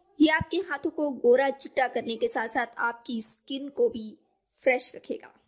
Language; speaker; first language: Urdu; native; Urdu